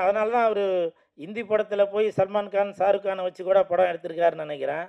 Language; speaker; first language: Tamil; native; Tamil